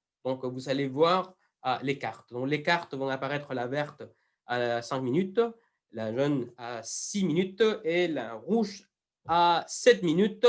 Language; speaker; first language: French; non-native, fluent; Spanish